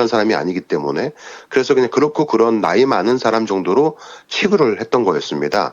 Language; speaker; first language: Korean; native; Korean